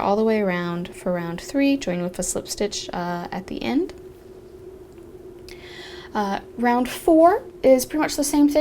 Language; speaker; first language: English; native; English